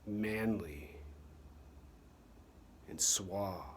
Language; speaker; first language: English; native; English